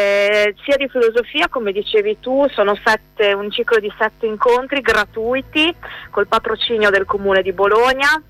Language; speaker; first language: Italian; native; Italian